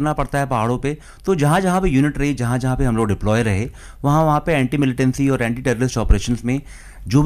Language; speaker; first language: Hindi; native; Hindi